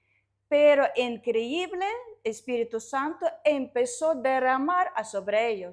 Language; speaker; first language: Spanish; non-native, learner; Russian